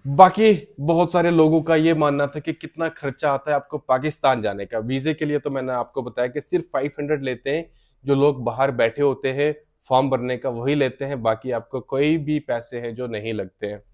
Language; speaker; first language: Hindi; native; Hindi